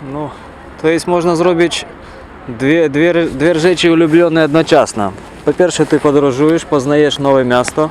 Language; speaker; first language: Polish; non-native, learner; Russian